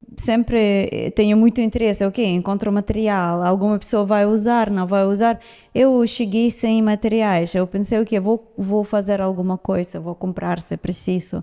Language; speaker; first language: Portuguese; non-native, fluent; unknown